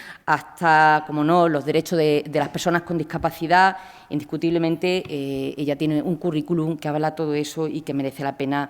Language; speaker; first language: Spanish; native; Spanish